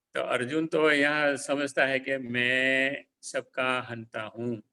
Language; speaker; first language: Hindi; non-native, local second language; Gujarati